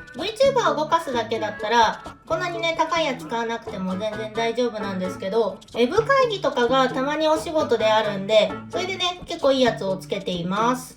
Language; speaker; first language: Japanese; native; Japanese